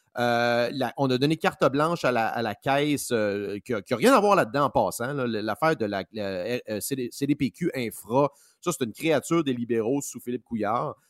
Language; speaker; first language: French; native; French